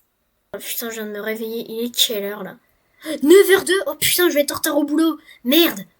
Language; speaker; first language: French; native; French